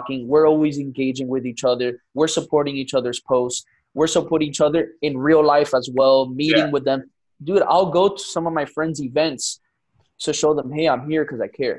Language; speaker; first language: English; native; English